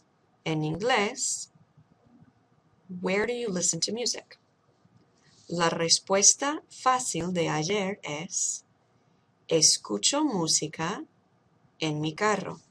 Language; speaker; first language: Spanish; non-native, fluent; English